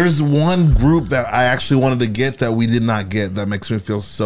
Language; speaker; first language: English; native; English